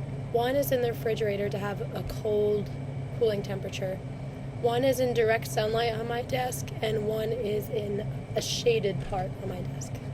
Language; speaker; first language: English; native; English